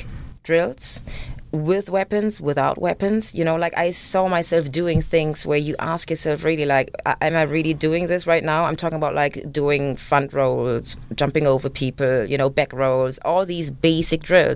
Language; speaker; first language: English; non-native, fluent; German